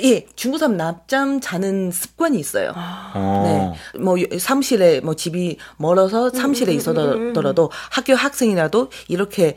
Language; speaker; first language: Korean; non-native, fluent; Chinese